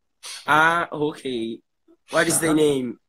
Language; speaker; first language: English; non-native, learner; Portuguese